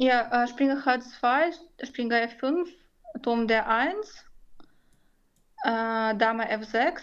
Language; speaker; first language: German; non-native, fluent; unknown